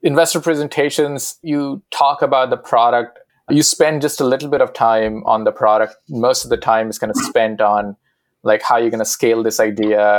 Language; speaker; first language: English; non-native, local second language; Hindi